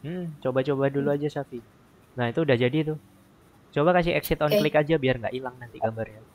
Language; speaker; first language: Indonesian; native; Indonesian